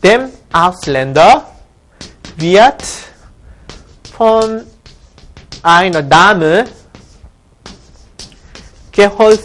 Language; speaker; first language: German; non-native, fluent; Korean